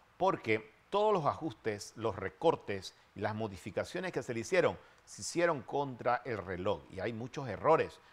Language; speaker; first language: Spanish; native; Spanish